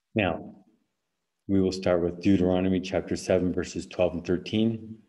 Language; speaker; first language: English; native; English